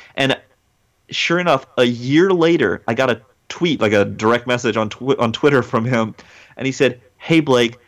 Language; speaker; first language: English; native; English